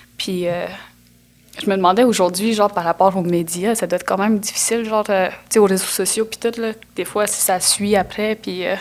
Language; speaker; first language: French; non-native, local second language; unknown